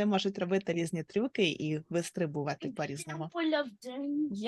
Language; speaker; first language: Ukrainian; native; Ukrainian